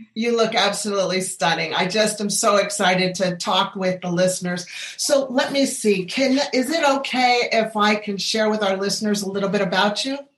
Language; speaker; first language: English; native; English